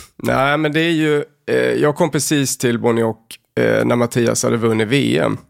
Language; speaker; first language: Swedish; native; Swedish